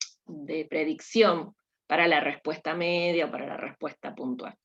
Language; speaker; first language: Spanish; native; Spanish